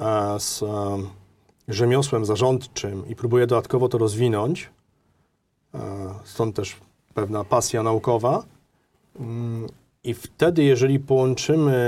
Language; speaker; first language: Polish; native; Polish